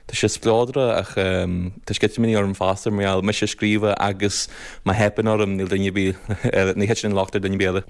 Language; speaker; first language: Irish; native; Irish